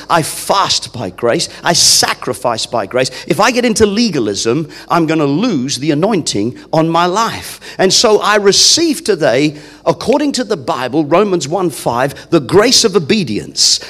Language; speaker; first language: English; native; English